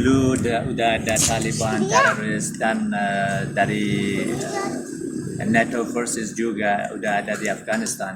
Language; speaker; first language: Indonesian; non-native, learner; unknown